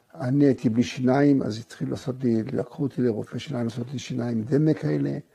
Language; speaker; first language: Hebrew; native; Hebrew